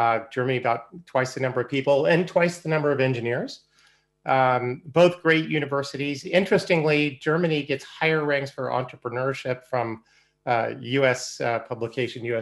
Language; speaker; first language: English; native; English